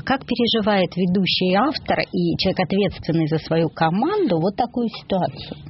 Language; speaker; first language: Russian; native; Russian